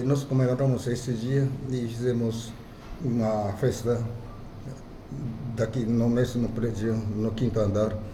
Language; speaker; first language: Portuguese; non-native, fluent; Japanese